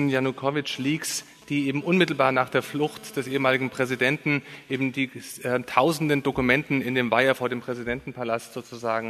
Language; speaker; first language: German; native; German